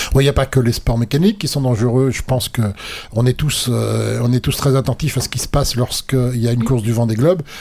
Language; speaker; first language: French; native; French